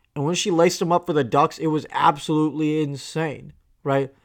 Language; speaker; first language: English; non-native, local second language; Tamil